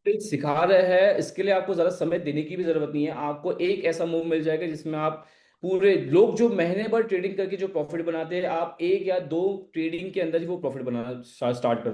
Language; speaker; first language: Hindi; native; Hindi